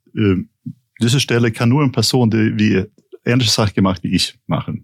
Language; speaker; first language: German; non-native, fluent; Swedish